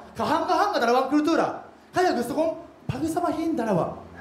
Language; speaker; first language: Filipino; non-native, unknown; Japanese